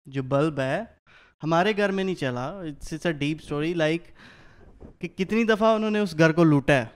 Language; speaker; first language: Urdu; non-native, local second language; Punjabi